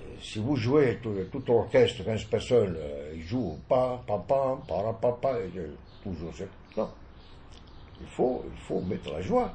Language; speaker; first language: French; non-native, fluent; Italian